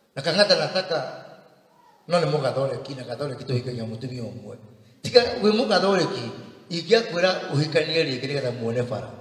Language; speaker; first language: Swahili; non-native, local second language; Kikuyu